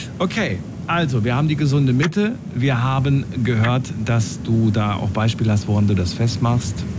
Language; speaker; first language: German; native; German